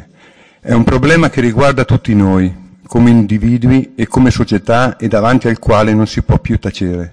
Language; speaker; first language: Italian; native; Italian